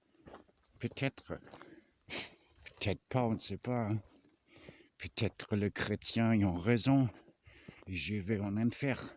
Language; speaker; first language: French; non-native, fluent; German